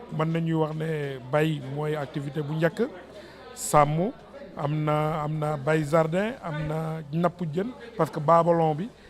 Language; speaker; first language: Wolof; native; Wolof